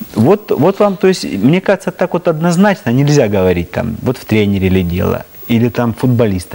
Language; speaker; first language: Russian; native; Russian